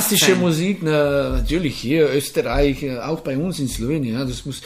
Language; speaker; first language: German; non-native, fluent; Slovenian